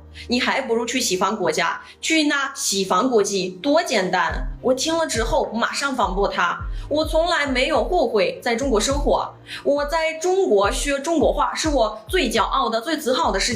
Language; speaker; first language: Chinese; non-native, fluent; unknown